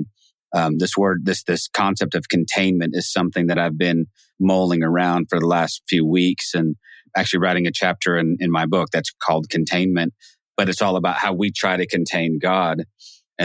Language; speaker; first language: English; native; English